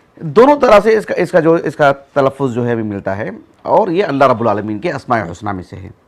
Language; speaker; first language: Urdu; native; Urdu